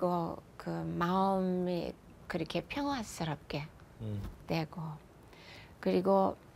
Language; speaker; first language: Korean; non-native, fluent; English